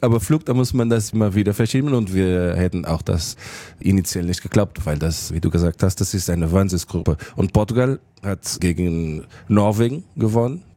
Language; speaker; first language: German; non-native, fluent; Portuguese